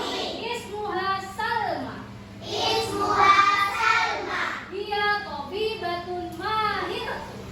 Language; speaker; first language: Arabic; non-native, fluent; Indonesian